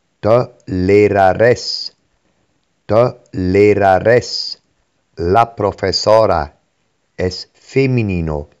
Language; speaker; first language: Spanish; non-native, fluent; Dutch